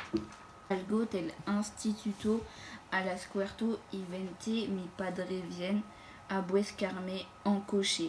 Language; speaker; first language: Spanish; non-native, learner; French